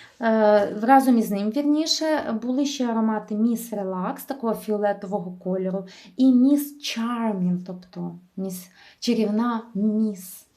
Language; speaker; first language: Ukrainian; native; Ukrainian